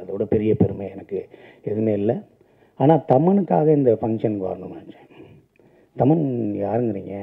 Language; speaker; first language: Tamil; native; Tamil